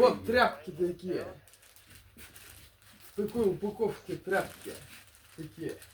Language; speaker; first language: Russian; native; Russian